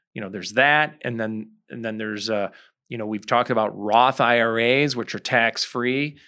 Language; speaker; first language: English; native; English